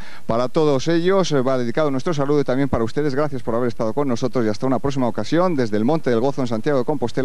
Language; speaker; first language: Spanish; native; Spanish